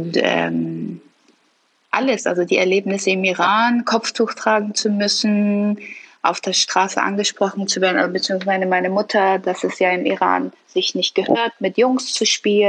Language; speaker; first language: German; early bilingual, other home language; Persian